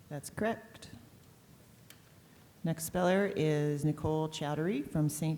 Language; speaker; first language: English; native; English